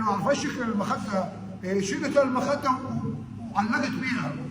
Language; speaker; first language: Arabic; native; Arabic